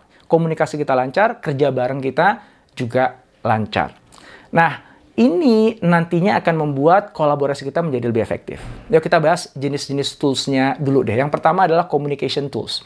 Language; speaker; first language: Indonesian; native; Indonesian